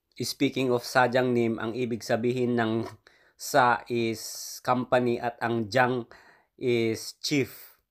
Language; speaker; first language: Filipino; native; Filipino